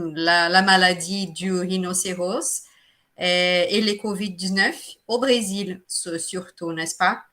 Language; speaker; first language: French; non-native, fluent; Portuguese